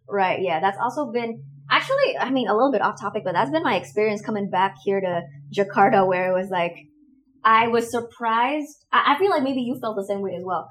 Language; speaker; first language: English; non-native, fluent; Indonesian